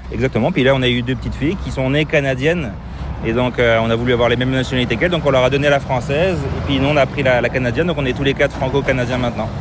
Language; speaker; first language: French; native; French